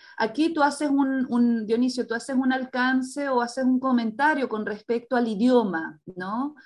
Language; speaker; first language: Spanish; native; Spanish